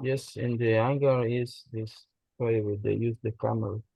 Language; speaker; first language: English; non-native, learner; Spanish